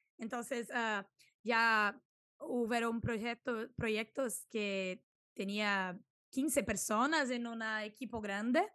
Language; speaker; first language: Spanish; non-native, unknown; Portuguese